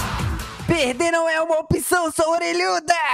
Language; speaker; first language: Portuguese; native; Portuguese